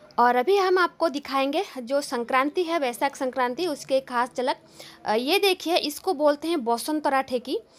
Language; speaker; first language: Hindi; non-native, local second language; Bangla